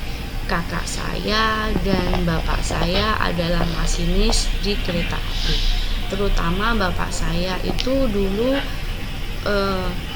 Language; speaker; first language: Indonesian; non-native, local second language; Javanese